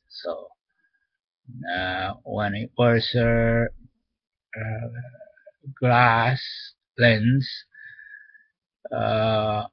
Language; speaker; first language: English; non-native, learner; Japanese